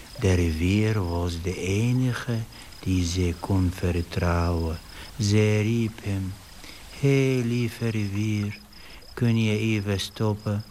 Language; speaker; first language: Dutch; non-native, fluent; Arabic